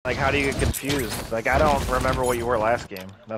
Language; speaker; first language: English; native; English